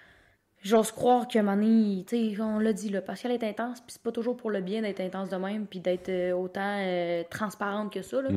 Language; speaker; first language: French; native; French